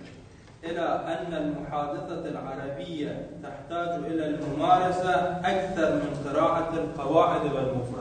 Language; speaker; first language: Arabic; non-native, learner; Persian